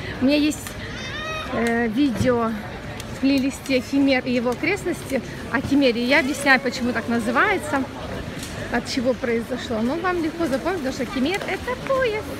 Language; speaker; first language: Russian; non-native, local second language; Ukrainian